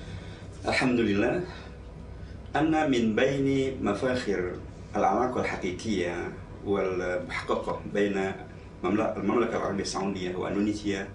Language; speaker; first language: Arabic; non-native, fluent; Indonesian